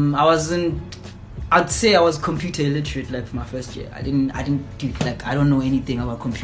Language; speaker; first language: English; non-native, local second language; Zulu